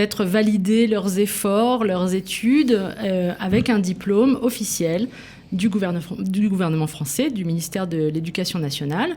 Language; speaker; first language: French; native; French